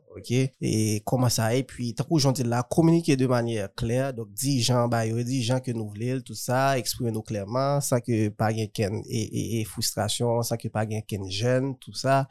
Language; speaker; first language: French; non-native, local second language; Haitian Creole